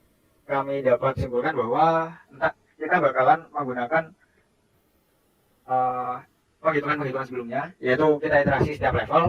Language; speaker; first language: Indonesian; native; Indonesian